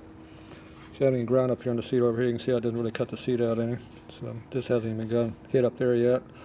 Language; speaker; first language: English; native; English